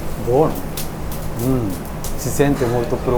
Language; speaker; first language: Italian; non-native, learner; Japanese